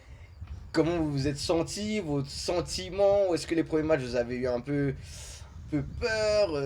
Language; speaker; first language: French; native; French